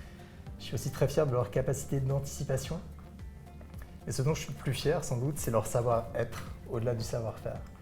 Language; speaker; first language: French; native; French